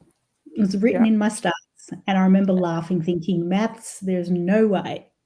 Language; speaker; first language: English; native; English